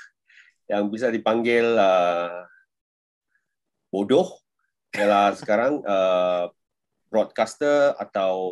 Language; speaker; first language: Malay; non-native, local second language; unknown